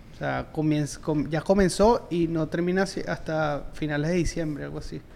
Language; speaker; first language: Spanish; native; Spanish